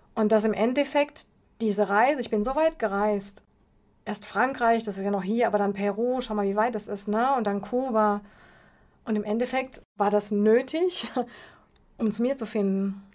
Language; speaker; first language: German; native; German